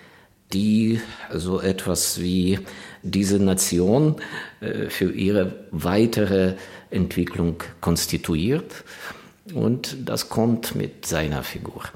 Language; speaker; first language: German; non-native, fluent; Ukrainian